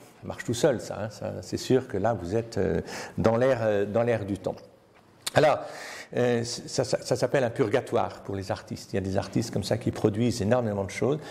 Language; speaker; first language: French; native; French